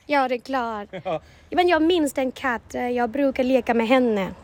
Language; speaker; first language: Swedish; non-native, learner; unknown